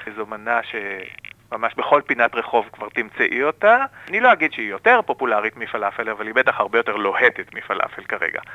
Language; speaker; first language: Hebrew; native; Hebrew